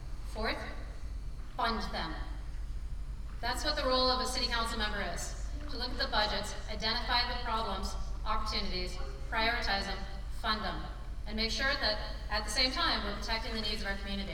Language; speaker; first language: English; native; English